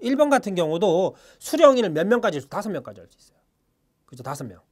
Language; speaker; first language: Korean; native; Korean